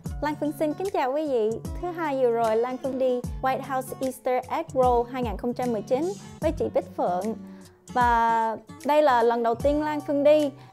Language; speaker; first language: Vietnamese; early bilingual, heritage; Vietnamese